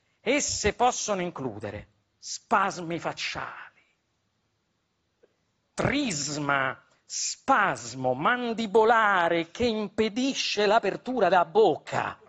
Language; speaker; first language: Italian; native; Italian